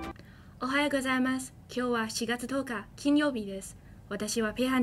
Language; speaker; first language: Japanese; non-native, learner; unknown